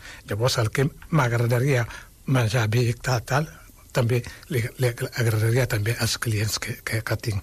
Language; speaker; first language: Catalan; non-native, fluent; Wolof